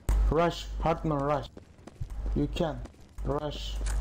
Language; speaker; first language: English; non-native, learner; Turkish